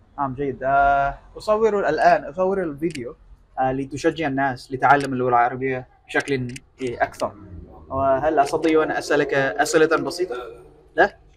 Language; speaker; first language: Arabic; non-native, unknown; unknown